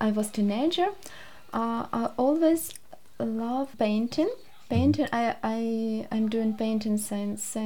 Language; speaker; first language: English; non-native, learner; Ukrainian